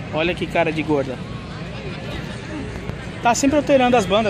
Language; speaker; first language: Portuguese; native; Portuguese